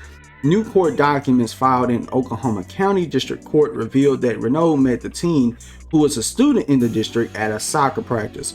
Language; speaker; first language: English; native; English